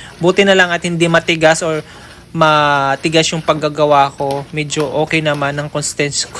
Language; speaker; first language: Filipino; non-native, local second language; Waray